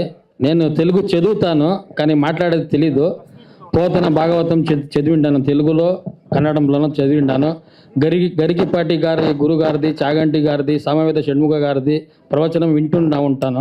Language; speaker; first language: Telugu; non-native, learner; Kannada